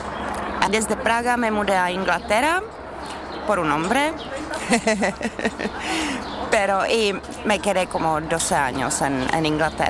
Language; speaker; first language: Spanish; non-native, fluent; Czech